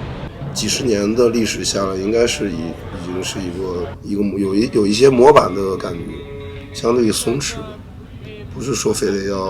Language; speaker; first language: Chinese; native; Chinese